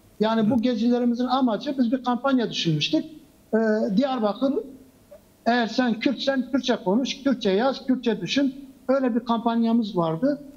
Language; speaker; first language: Turkish; non-native, local second language; Kurdish